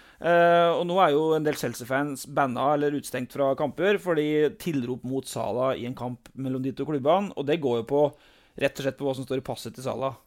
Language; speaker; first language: Norwegian; native; Norwegian